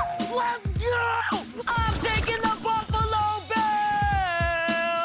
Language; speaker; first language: English; native; English